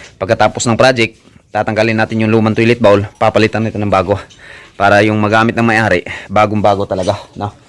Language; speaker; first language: Filipino; non-native, local second language; Cebuano